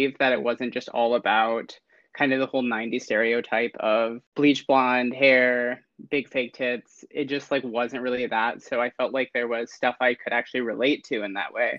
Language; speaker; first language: English; native; English